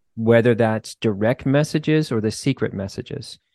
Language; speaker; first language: English; native; English